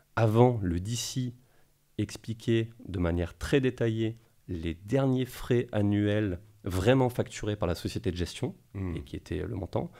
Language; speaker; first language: French; native; French